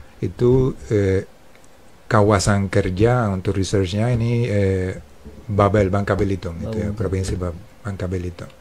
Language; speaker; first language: Indonesian; non-native, fluent; Spanish